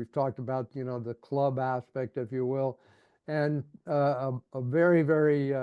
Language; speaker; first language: English; native; English